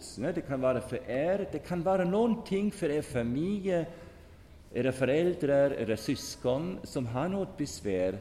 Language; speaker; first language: Swedish; non-native, fluent; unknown